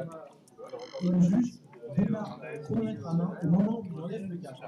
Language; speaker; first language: French; native; French